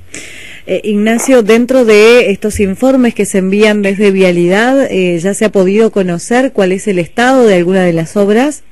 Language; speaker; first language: Spanish; native; Spanish